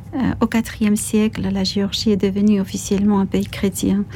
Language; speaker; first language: French; non-native, fluent; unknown